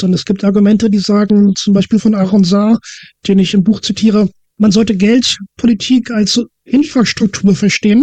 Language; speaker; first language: German; native; German